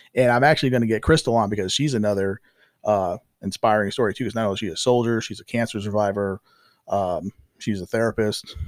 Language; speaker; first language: English; native; English